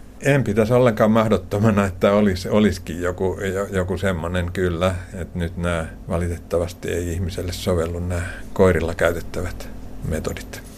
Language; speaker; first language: Finnish; native; Finnish